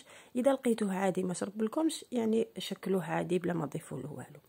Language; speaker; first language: Arabic; native; Arabic